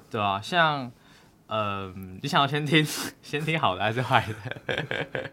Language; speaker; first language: Chinese; native; Chinese